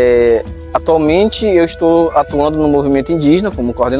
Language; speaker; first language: Portuguese; native; Portuguese